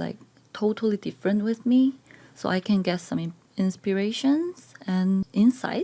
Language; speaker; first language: English; non-native, learner; Korean